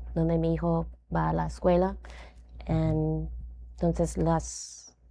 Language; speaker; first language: Spanish; non-native, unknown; English